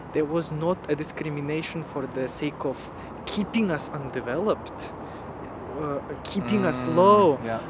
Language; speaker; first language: English; non-native, fluent; Russian